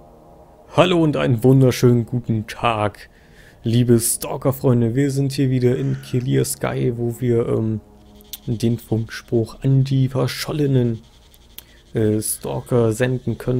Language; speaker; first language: German; native; German